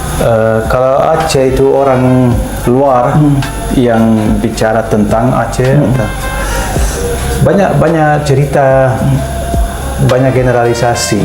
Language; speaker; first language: Indonesian; non-native, fluent; Dutch